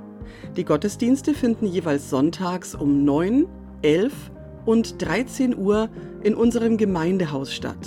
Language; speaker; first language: German; native; German